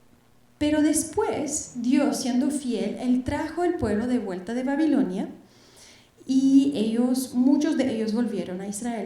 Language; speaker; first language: Spanish; non-native, fluent; Bulgarian